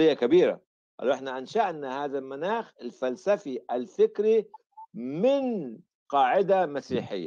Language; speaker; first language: Arabic; native; Arabic